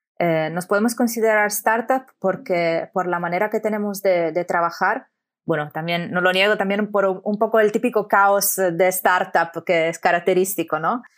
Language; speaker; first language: Spanish; non-native, fluent; Italian